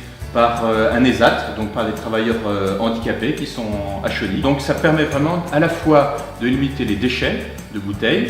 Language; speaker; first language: French; native; French